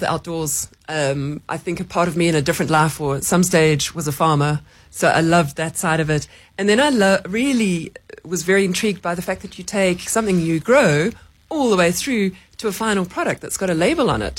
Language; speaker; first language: English; native; English